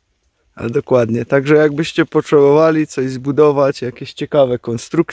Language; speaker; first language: Polish; native; Polish